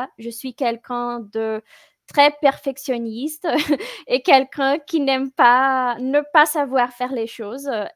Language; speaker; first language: French; non-native, fluent; Portuguese